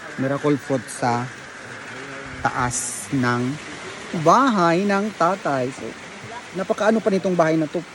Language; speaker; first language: Filipino; non-native, local second language; Cebuano